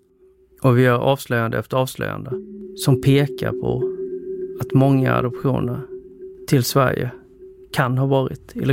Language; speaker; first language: Swedish; early bilingual, other home language; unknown